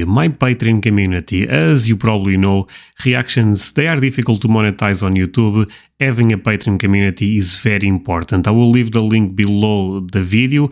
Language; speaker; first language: English; non-native, fluent; Portuguese